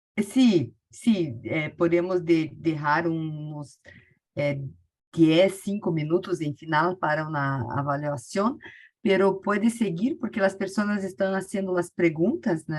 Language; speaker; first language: Spanish; non-native, learner; Portuguese